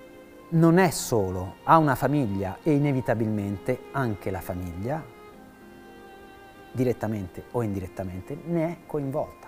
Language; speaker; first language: Italian; native; Italian